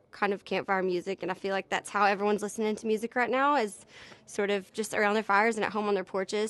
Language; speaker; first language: English; native; English